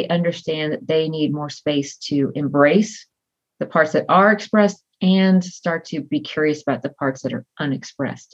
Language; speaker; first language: English; native; English